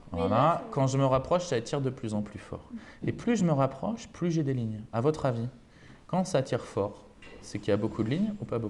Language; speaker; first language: French; native; French